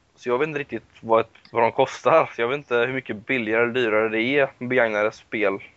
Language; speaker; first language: Swedish; native; Swedish